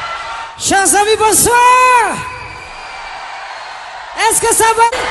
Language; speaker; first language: French; non-native, local second language; Malagasy